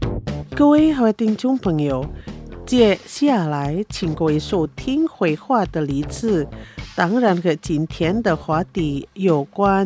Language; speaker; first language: Chinese; non-native, fluent; Indonesian